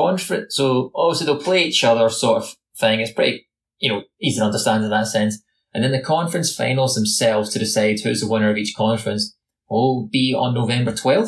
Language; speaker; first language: English; native; English